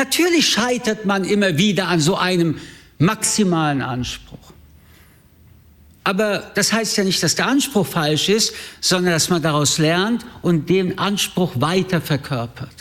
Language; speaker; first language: German; early bilingual, other home language; French